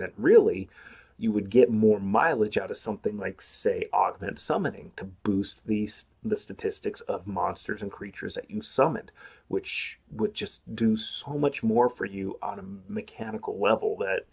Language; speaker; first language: English; native; English